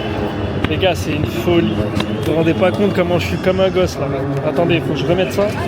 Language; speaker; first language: French; native; French